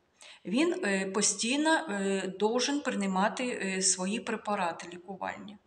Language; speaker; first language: Ukrainian; non-native, local second language; Russian